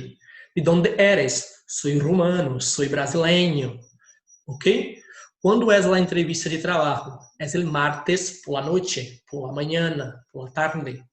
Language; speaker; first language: Spanish; non-native, fluent; Portuguese